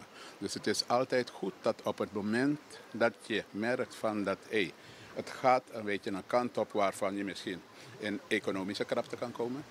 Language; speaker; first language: Dutch; native; Dutch